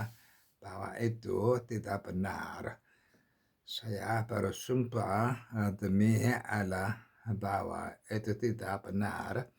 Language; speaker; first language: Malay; non-native, learner; Korean